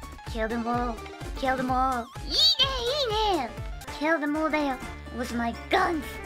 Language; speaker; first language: English; non-native, fluent; Japanese